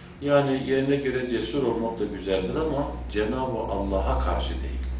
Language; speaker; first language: Turkish; native; Turkish